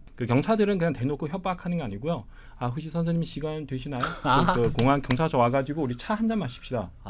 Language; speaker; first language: Korean; non-native, fluent; Chinese